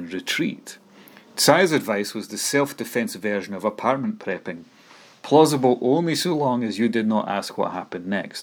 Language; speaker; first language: English; native; English